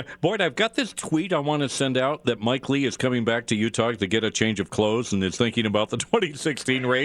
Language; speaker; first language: English; native; English